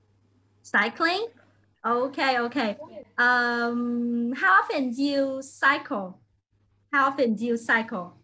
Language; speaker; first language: English; non-native, fluent; Vietnamese